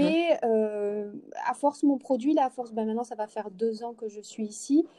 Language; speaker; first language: French; native; French